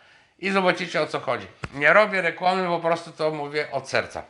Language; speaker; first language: Polish; non-native, fluent; Bulgarian